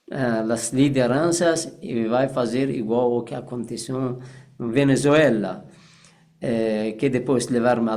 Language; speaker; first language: Portuguese; non-native, fluent; Persian